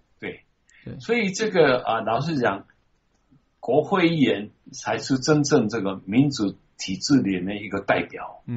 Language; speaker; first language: Chinese; non-native, local second language; Min Nan Chinese